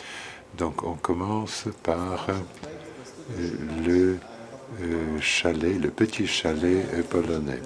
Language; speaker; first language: French; non-native, fluent; Polish